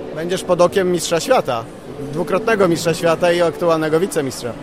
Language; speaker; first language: Polish; native; Polish